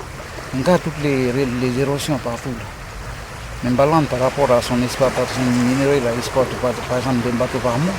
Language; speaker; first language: French; non-native, local second language; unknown